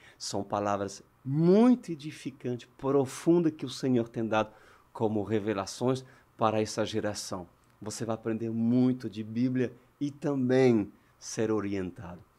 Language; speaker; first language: Portuguese; non-native, fluent; French